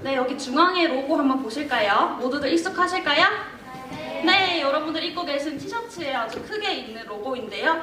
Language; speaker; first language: Korean; native; Korean